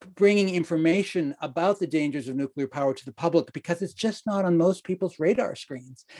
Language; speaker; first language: English; native; English